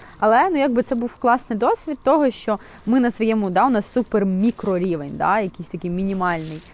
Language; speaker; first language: Ukrainian; non-native, local second language; Russian